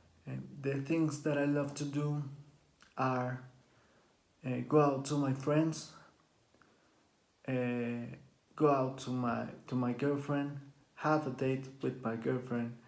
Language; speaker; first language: English; non-native, learner; Spanish